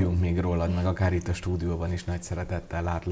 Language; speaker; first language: Hungarian; native; Hungarian